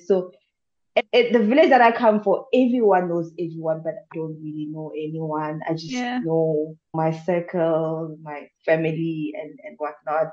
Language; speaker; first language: English; non-native, local second language; Tsonga